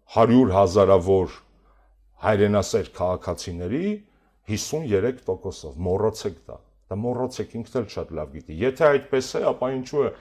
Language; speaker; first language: Armenian; native; Armenian